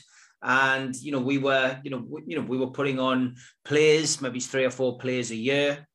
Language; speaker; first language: English; native; English